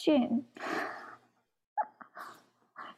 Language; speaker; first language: Chinese; non-native, learner; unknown